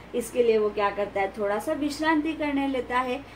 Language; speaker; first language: Hindi; non-native, local second language; Marathi